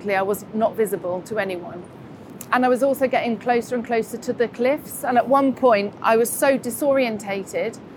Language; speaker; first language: English; native; English